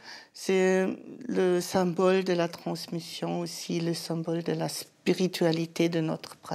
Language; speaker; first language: French; non-native, learner; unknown